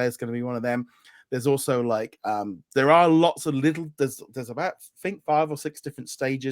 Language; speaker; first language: English; native; English